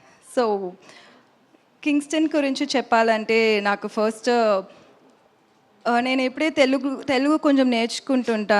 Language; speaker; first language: Telugu; non-native, learner; Tamil